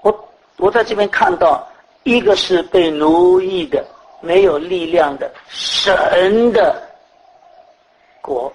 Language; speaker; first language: Chinese; native; Chinese